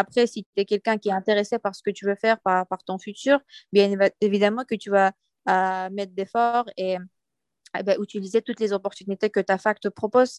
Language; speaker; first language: French; non-native, fluent; Uyghur